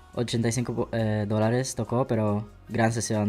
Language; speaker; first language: Spanish; early bilingual, other home language; German